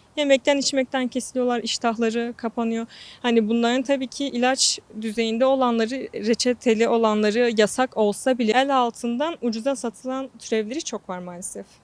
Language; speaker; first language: Turkish; non-native, local second language; Kurdish